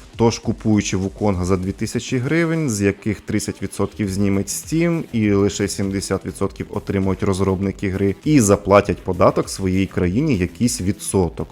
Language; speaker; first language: Ukrainian; non-native, local second language; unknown